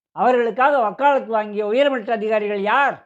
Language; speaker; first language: Tamil; native; Tamil